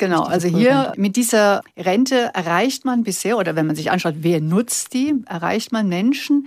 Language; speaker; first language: German; native; German